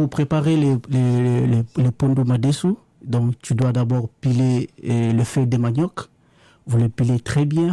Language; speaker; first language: French; non-native, local second language; Lingala